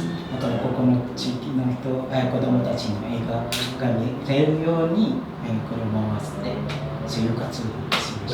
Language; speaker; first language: Japanese; non-native, fluent; Indonesian